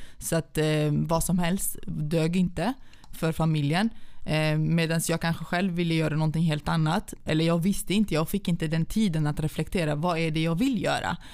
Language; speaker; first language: Swedish; early bilingual, other home language; Central Kurdish